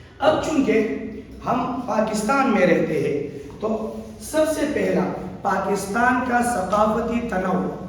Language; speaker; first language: Urdu; non-native, local second language; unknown